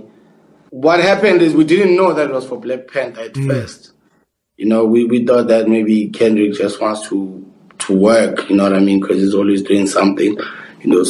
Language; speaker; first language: English; non-native, local second language; Zulu